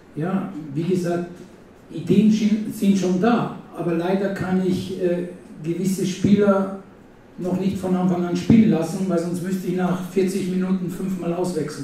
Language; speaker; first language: German; non-native, fluent; Italian